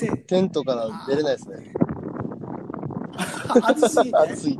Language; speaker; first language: Japanese; native; Japanese